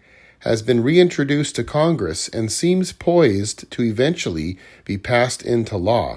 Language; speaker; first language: English; native; English